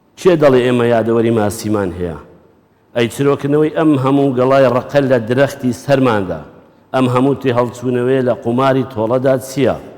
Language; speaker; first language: Central Kurdish; native; Central Kurdish